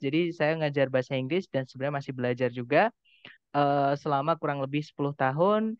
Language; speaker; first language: Indonesian; non-native, local second language; Javanese